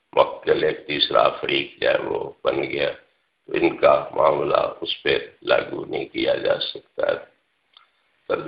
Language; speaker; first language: Urdu; non-native, local second language; Punjabi